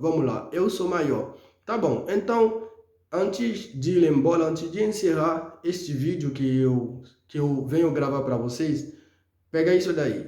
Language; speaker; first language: Portuguese; non-native, fluent; Haitian Creole